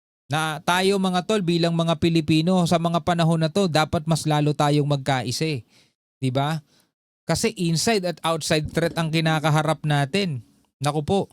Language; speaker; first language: Filipino; native; Filipino